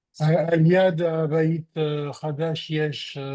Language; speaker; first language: Hebrew; non-native, learner; French